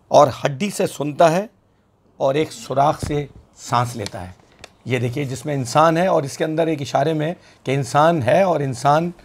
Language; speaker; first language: Urdu; native; Urdu